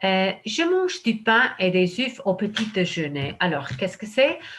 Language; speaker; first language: French; non-native, fluent; English